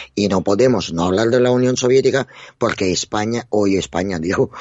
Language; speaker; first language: Spanish; non-native, fluent; Russian